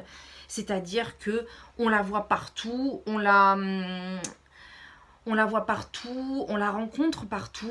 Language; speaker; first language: French; native; French